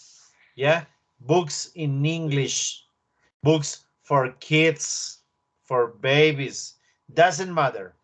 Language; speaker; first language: English; non-native, learner; Spanish